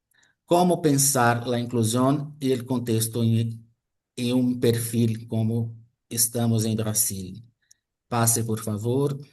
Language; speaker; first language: Spanish; non-native, fluent; Portuguese